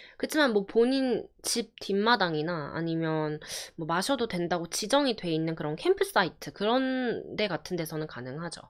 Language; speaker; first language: Korean; early bilingual, heritage; Korean